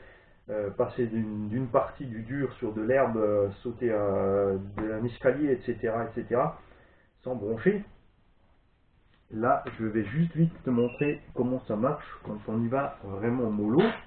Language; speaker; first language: French; native; French